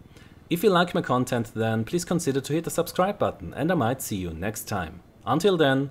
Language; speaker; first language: English; non-native, fluent; German